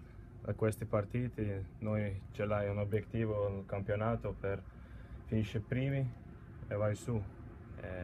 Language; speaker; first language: Italian; non-native, learner; Latvian